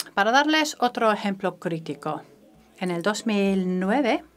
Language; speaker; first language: Spanish; non-native, fluent; French